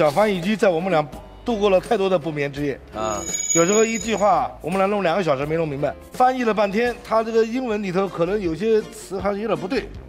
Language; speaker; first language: Chinese; native; Chinese